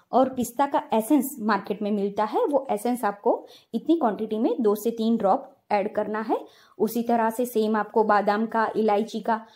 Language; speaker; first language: Hindi; non-native, local second language; Gujarati